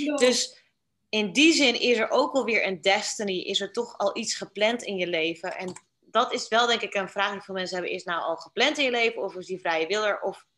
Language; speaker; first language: Dutch; native; Dutch